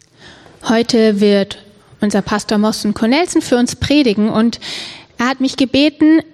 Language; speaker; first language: German; native; German